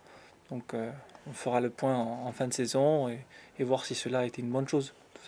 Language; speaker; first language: French; native; French